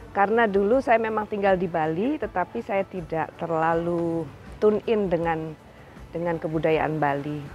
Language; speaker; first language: Indonesian; native; Indonesian